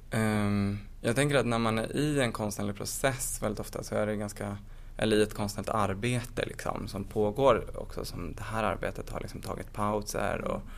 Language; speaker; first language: Swedish; native; Swedish